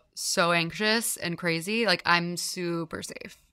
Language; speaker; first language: English; native; English